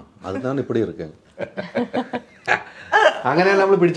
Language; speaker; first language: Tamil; non-native, learner; Malayalam